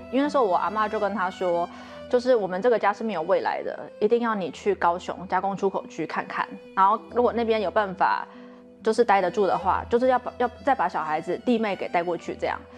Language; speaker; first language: Chinese; native; Chinese